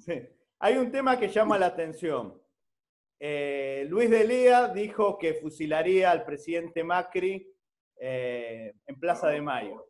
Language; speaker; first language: Spanish; native; Spanish